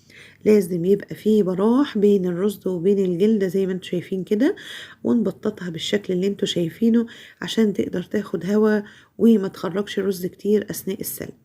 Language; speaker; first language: Arabic; native; Arabic